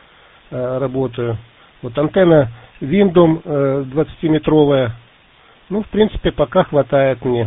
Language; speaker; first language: Russian; native; Russian